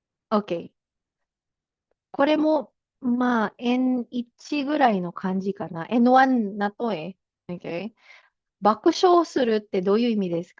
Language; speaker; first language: Japanese; non-native, fluent; Filipino